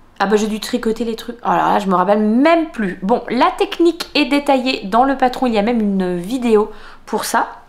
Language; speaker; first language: French; native; French